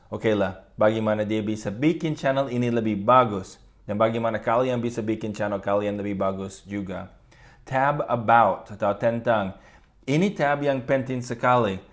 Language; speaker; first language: Indonesian; non-native, fluent; English